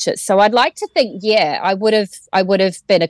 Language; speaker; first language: English; native; English